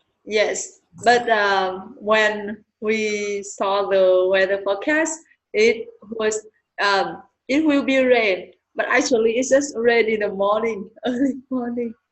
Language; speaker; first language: English; non-native, learner; Vietnamese